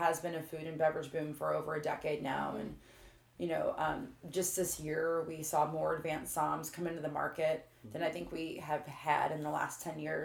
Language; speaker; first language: English; native; English